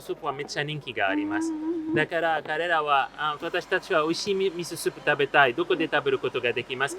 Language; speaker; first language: Japanese; non-native, learner; Arabic